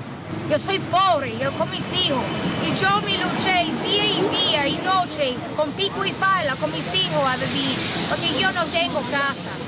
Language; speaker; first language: Spanish; non-native, learner; English